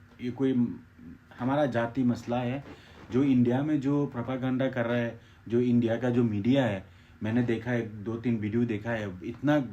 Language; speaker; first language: Hindi; non-native, fluent; Bangla